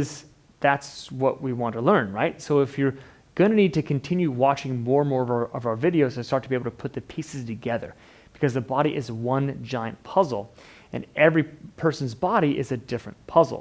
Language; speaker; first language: English; native; English